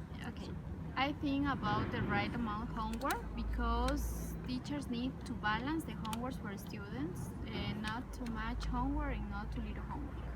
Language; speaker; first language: English; non-native, learner; Spanish